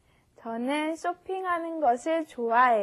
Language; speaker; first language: Korean; non-native, learner; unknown